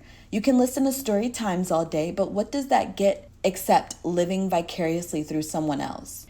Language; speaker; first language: English; native; English